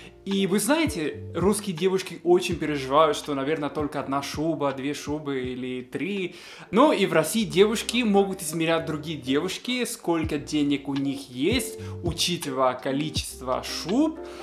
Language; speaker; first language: Russian; non-native, fluent; Spanish